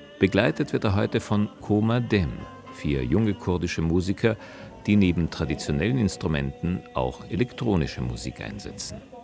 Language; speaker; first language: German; native; German